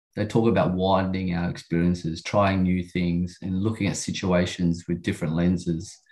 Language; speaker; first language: English; native; English